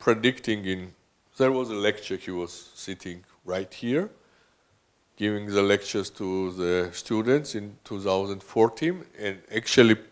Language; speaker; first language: English; non-native, fluent; Georgian